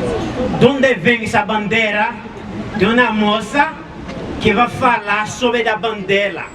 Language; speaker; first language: Portuguese; non-native, learner; Haitian Creole